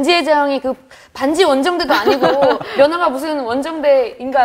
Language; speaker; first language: Korean; native; Korean